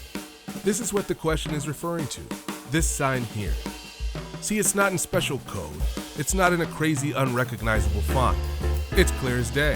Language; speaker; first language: English; native; English